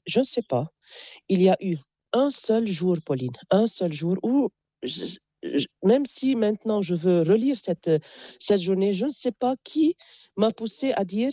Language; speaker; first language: French; non-native, local second language; Arabic